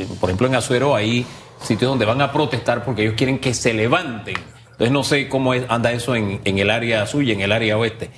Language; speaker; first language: Spanish; native; Spanish